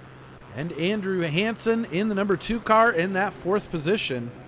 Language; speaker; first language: English; native; English